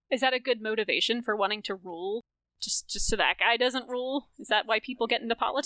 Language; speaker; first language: English; native; English